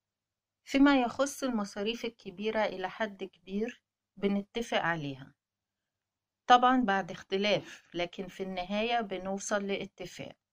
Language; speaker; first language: Arabic; native; Arabic